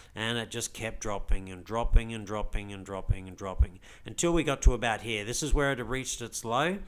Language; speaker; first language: English; native; English